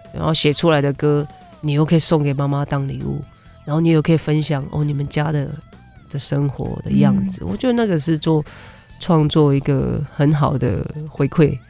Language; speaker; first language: Chinese; non-native, local second language; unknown